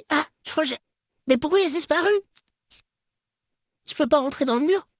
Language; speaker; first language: French; native; French